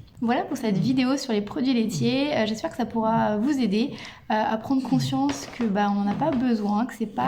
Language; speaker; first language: French; native; French